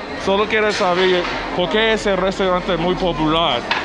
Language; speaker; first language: Spanish; non-native, learner; English